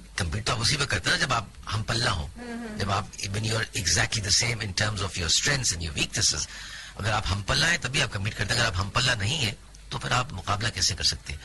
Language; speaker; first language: Urdu; native; Urdu